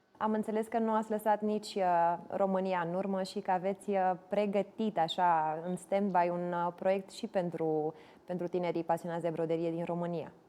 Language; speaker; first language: Romanian; native; Romanian